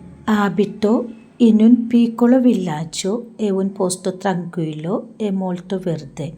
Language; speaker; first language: Italian; non-native, fluent; Malayalam